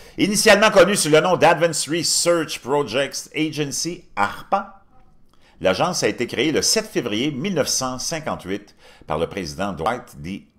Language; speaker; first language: French; native; French